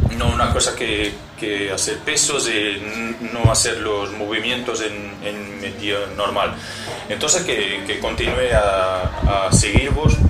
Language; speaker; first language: Spanish; non-native, learner; Portuguese